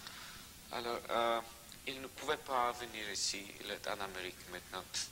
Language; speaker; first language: French; non-native, learner; Russian